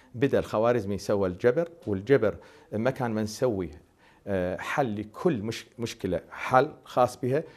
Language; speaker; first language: Arabic; native; Arabic